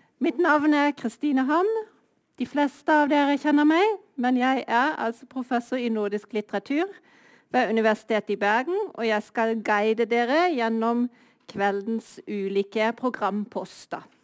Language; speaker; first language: Norwegian; native; Norwegian